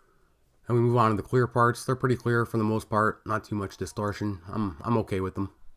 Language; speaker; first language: English; native; English